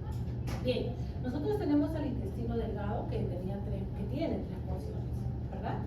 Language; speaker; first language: Spanish; native; Spanish